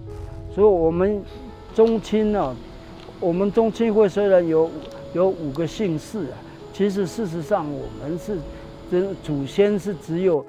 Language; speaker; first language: Chinese; non-native, local second language; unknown